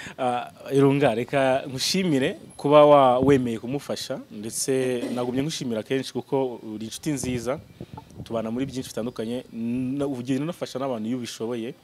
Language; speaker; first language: Kinyarwanda; native; Kinyarwanda